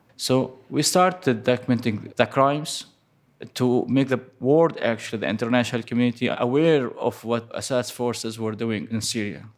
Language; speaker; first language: English; non-native, fluent; Arabic